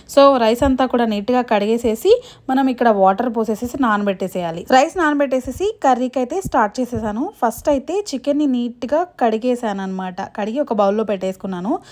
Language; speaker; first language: Telugu; non-native, local second language; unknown